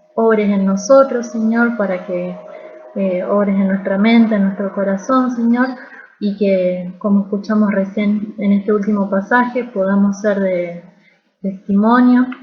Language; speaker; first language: Spanish; native; Spanish